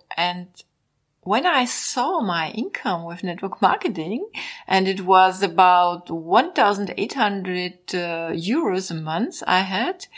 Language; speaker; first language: English; non-native, learner; German